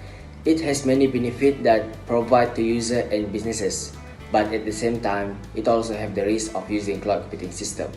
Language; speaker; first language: English; non-native, local second language; Malay